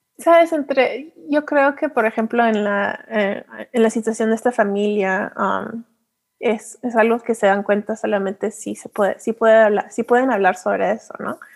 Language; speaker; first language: Spanish; early bilingual, heritage; Spanish